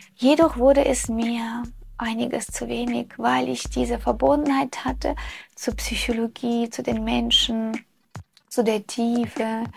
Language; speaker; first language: German; early bilingual, other home language; Russian